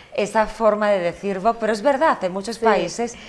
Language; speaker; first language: Spanish; early bilingual, heritage; Spanish